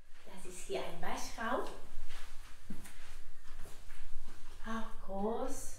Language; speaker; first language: German; non-native, learner; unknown